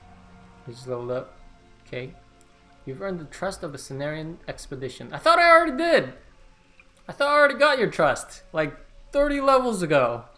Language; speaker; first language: English; native; English